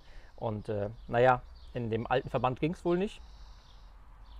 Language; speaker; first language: German; native; German